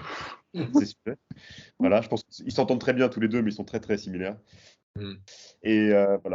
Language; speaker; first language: French; native; French